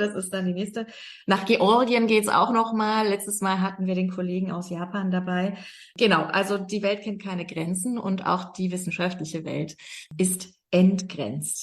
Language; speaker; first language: German; native; German